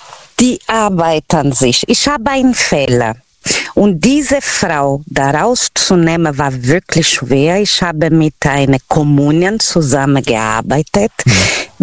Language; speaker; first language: German; non-native, learner; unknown